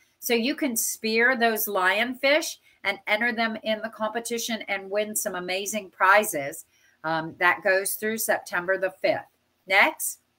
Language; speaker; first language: English; native; English